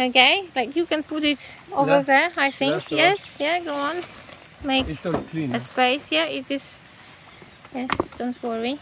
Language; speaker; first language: English; non-native, fluent; Polish